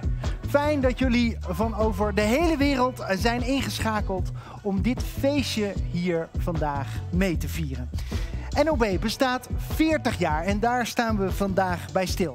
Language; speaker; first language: Dutch; native; Dutch